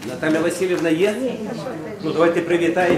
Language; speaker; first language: Ukrainian; native; Ukrainian